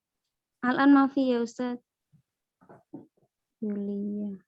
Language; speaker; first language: Arabic; non-native, learner; Indonesian